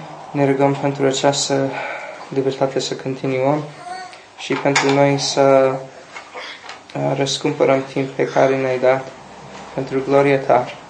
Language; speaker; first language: Romanian; non-native, learner; English